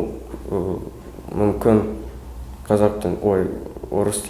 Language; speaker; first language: Kazakh; non-native, local second language; Russian